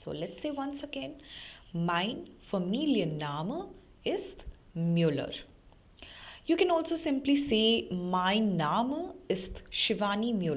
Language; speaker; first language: German; non-native, fluent; Hindi